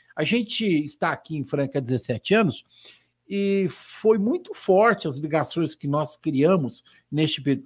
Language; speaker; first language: Portuguese; native; Portuguese